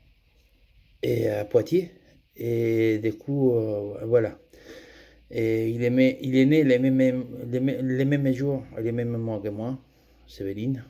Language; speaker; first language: French; non-native, fluent; Spanish